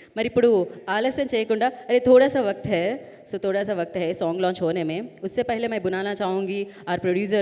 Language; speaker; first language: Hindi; non-native, local second language; Telugu